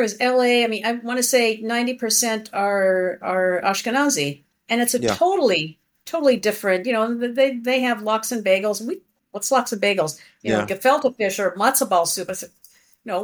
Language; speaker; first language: English; early bilingual, other home language; Greek